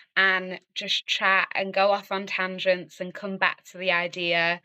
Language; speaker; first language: English; native; English